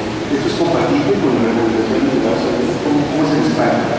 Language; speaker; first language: Spanish; native; Spanish